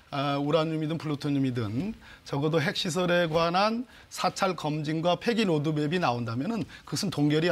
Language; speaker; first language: Korean; native; Korean